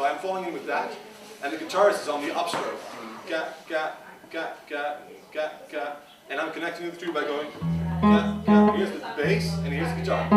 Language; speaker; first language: English; non-native, fluent; Dutch